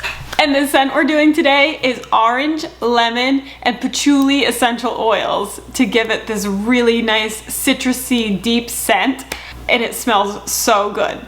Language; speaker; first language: English; native; English